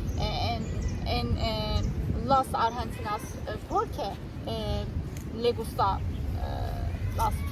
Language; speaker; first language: Spanish; non-native, learner; Turkish